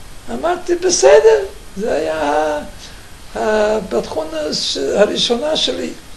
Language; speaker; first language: Hebrew; non-native, fluent; Yiddish